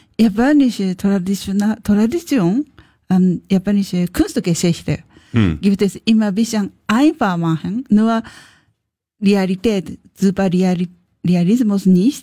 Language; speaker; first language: German; non-native, learner; Japanese